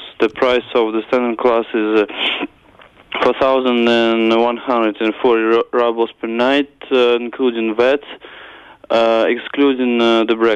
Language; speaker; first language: English; non-native, learner; Russian